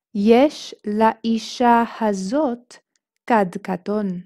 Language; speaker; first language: Hebrew; non-native, fluent; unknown